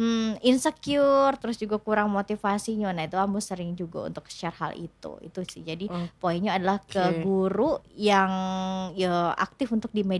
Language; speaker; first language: Indonesian; native; Indonesian